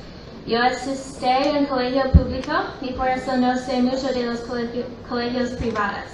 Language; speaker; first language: Spanish; non-native, learner; English